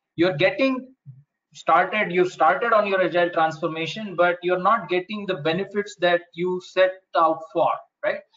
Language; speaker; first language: English; non-native, local second language; Marathi